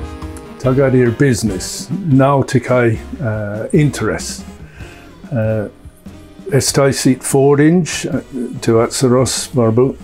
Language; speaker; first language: Latvian; non-native, learner; English